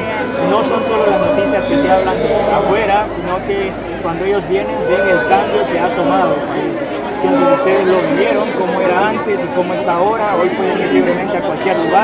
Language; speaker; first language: Spanish; native; Spanish